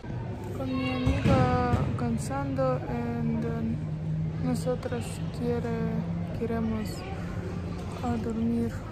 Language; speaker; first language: Spanish; non-native, learner; Russian